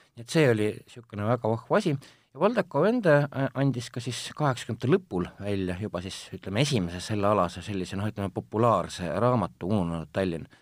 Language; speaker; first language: Estonian; native; Estonian